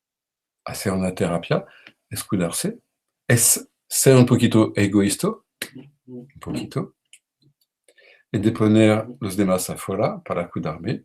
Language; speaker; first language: Spanish; non-native, learner; French